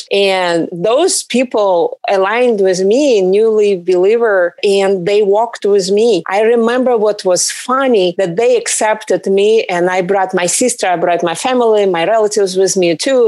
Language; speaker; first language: English; non-native, fluent; Russian